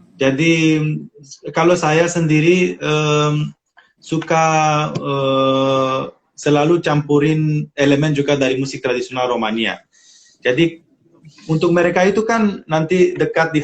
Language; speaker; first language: Indonesian; non-native, fluent; Romanian